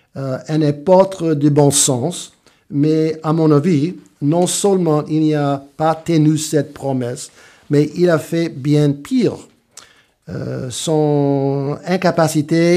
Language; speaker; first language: French; non-native, fluent; English